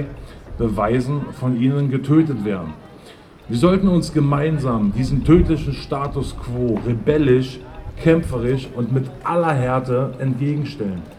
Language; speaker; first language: German; native; German